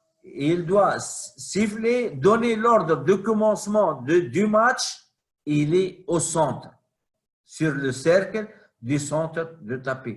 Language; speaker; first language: French; non-native, fluent; Arabic